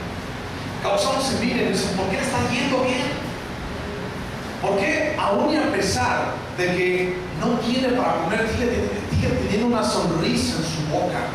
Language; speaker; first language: Spanish; native; Spanish